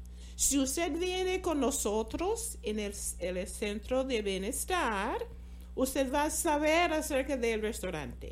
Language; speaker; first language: Spanish; non-native, fluent; English